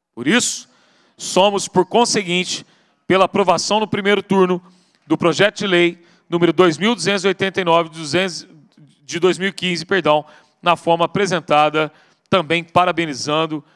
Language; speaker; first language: Portuguese; native; Portuguese